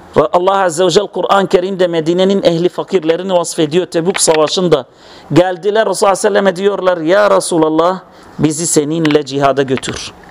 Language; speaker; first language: Turkish; non-native, fluent; Arabic